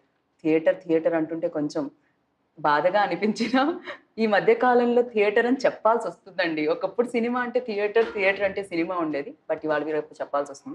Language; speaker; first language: Telugu; native; Telugu